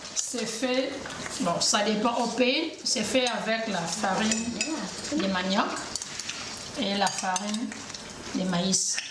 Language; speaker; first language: French; non-native, local second language; Lingala